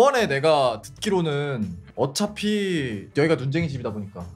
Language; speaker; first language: Korean; native; Korean